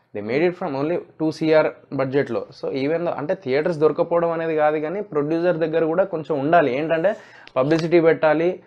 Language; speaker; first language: Telugu; native; Telugu